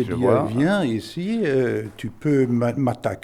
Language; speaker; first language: French; non-native, fluent; German